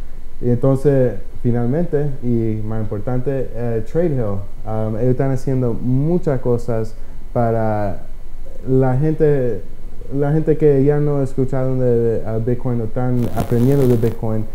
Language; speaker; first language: Spanish; early bilingual, heritage; Spanish